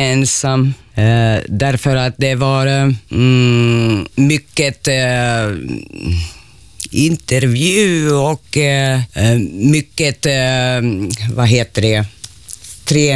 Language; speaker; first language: Swedish; non-native, local second language; Finnish